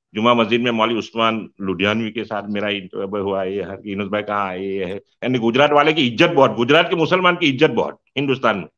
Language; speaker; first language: Hindi; non-native, local second language; Gujarati